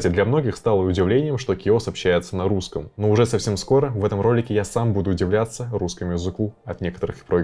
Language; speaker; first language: Russian; native; Russian